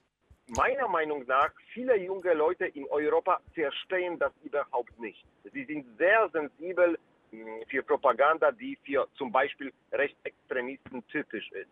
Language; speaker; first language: German; non-native, fluent; Polish